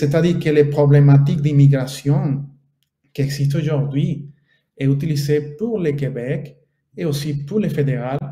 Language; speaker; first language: French; non-native, fluent; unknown